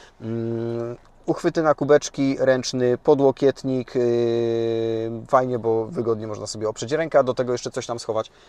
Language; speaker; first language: Polish; native; Polish